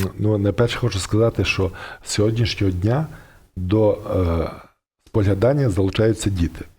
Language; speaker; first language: Ukrainian; native; Ukrainian